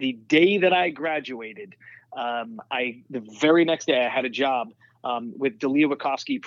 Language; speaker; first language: English; native; English